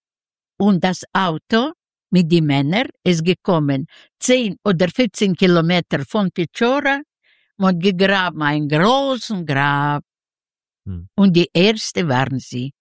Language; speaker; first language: German; non-native, learner; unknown